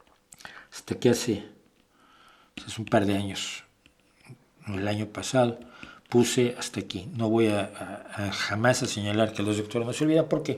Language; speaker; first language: Spanish; native; Spanish